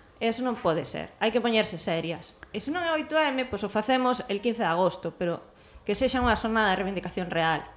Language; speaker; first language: Galician; non-native, local second language; Spanish